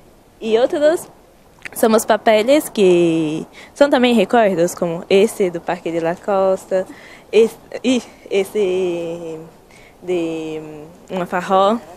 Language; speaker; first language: Spanish; non-native, learner; Portuguese